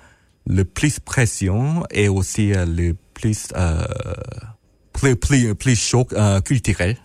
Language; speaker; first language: French; non-native, fluent; Korean